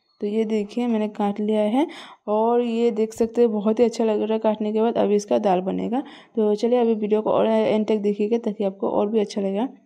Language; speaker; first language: Hindi; non-native, local second language; Bangla